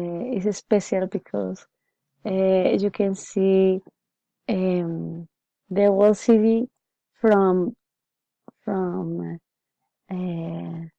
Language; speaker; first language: English; non-native, learner; Spanish